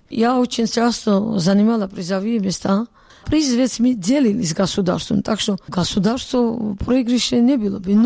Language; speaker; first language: Russian; non-native, local second language; Georgian